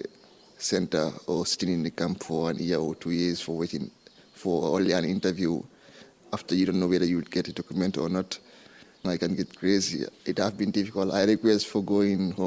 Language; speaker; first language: English; non-native, learner; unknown